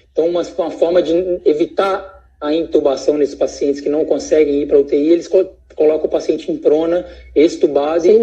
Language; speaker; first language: Portuguese; native; Portuguese